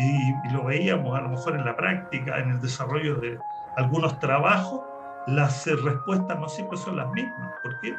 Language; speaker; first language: Spanish; native; Spanish